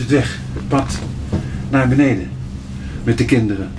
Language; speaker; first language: Dutch; native; Dutch